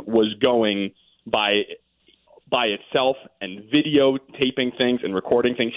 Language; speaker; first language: English; native; English